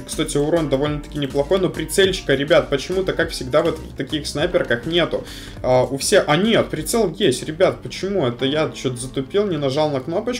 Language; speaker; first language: Russian; native; Russian